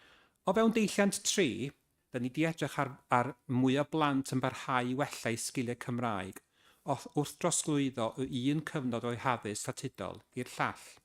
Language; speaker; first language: Welsh; native; Welsh